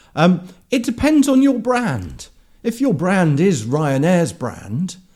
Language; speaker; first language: English; native; English